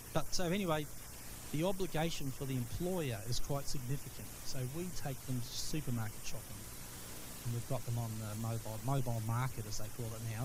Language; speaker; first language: English; native; English